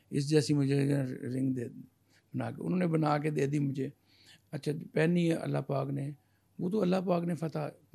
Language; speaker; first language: Urdu; non-native, local second language; Punjabi